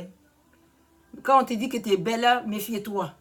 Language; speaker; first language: French; non-native, learner; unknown